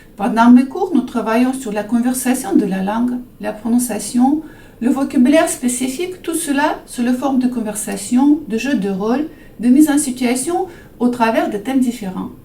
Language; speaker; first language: French; non-native, fluent; Russian